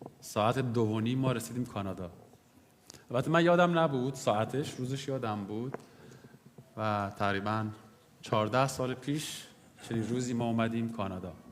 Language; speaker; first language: Persian; non-native, local second language; Kurdish